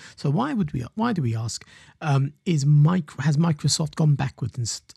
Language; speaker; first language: English; native; English